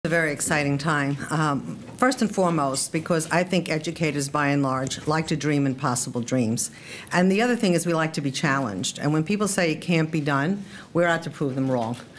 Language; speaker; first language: English; early bilingual, other home language; Spanish